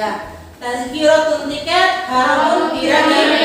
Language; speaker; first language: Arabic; non-native, fluent; Indonesian